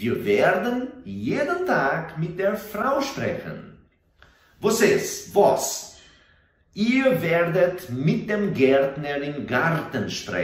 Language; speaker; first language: German; non-native, fluent; Portuguese